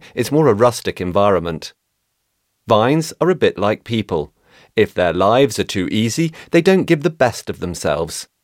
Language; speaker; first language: English; non-native, fluent; Italian